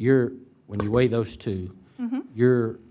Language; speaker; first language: English; native; English